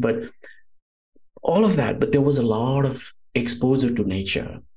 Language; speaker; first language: English; non-native, local second language; Nepali